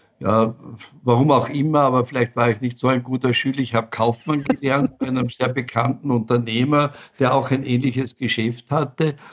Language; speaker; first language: German; native; German